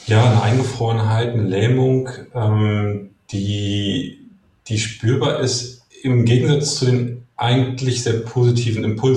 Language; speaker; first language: German; native; German